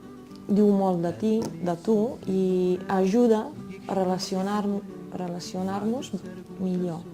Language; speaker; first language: Catalan; non-native, fluent; Romanian